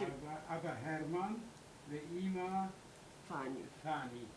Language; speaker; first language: Hebrew; non-native, learner; German